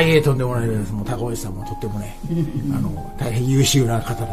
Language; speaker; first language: Japanese; native; Japanese